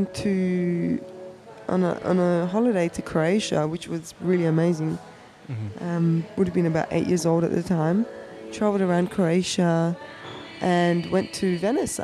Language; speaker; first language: English; early bilingual, other home language; German